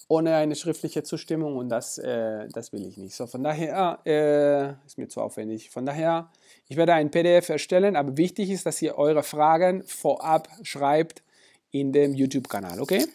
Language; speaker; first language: German; non-native, fluent; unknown